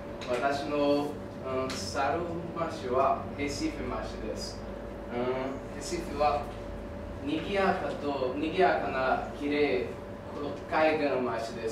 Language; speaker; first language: Japanese; non-native, learner; Portuguese